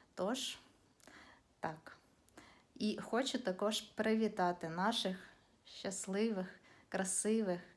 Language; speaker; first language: Ukrainian; non-native, local second language; Russian